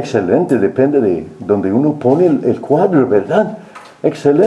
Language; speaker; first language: Spanish; non-native, fluent; English